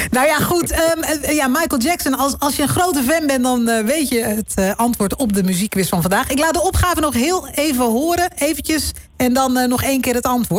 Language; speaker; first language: Dutch; native; Dutch